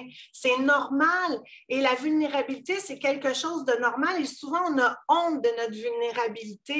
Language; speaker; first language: French; native; French